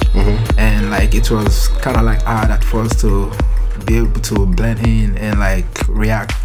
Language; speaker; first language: English; non-native, local second language; Yoruba